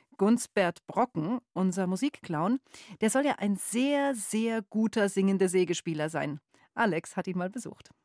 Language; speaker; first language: German; native; German